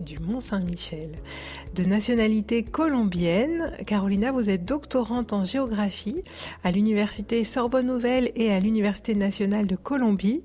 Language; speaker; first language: French; native; French